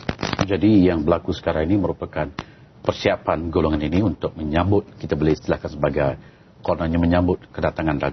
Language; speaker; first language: Malay; native; Malay